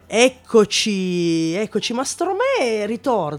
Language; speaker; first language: Italian; native; Italian